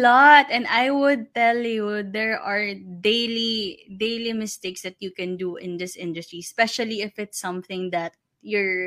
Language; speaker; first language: English; non-native, local second language; Filipino